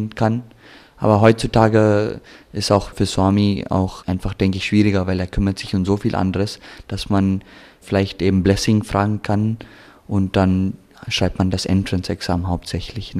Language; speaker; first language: German; early bilingual, heritage; German